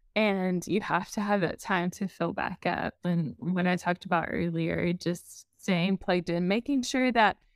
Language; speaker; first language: English; native; English